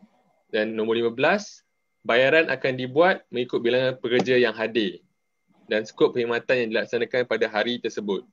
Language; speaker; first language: Malay; native; Malay